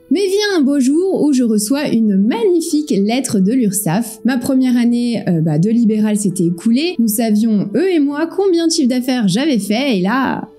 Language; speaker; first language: French; native; French